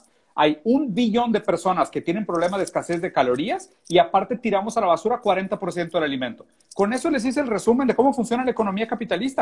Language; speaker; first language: Spanish; native; Spanish